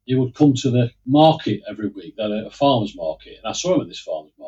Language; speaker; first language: English; native; English